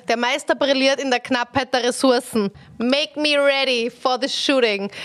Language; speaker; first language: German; native; German